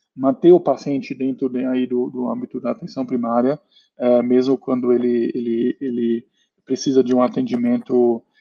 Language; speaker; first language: Portuguese; non-native, fluent; German